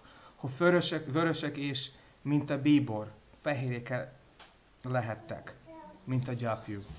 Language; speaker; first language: Hungarian; non-native, fluent; English